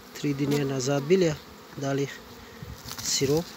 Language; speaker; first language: Russian; non-native, learner; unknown